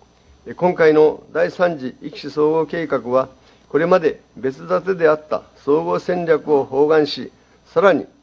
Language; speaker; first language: Japanese; native; Japanese